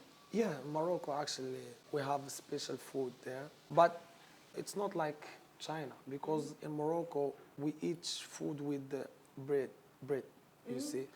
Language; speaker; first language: English; non-native, learner; Arabic